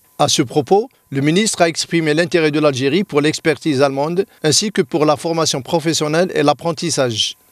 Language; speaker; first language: French; non-native, local second language; Arabic